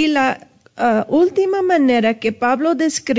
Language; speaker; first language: Spanish; early bilingual, heritage; Spanish